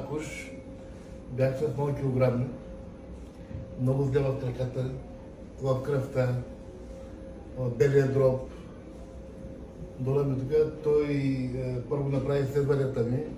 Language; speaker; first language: Bulgarian; non-native, local second language; Turkish